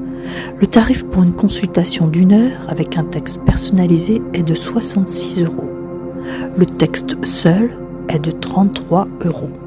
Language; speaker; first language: French; native; French